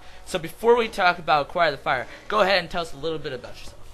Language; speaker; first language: English; native; English